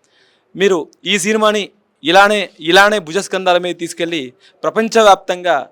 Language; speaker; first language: Telugu; native; Telugu